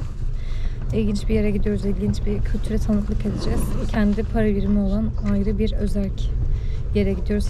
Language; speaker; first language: Turkish; native; Turkish